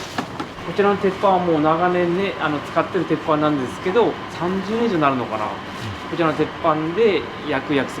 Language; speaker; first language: Japanese; native; Japanese